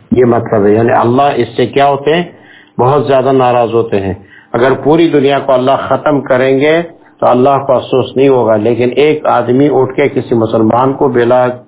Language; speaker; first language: Urdu; non-native, local second language; Pashto